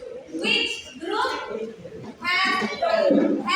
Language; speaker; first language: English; non-native, fluent; Indonesian